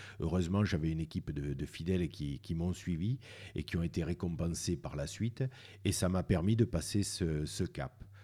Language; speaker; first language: French; native; French